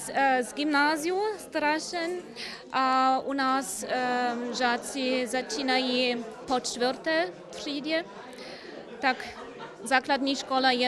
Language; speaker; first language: Czech; non-native, fluent; German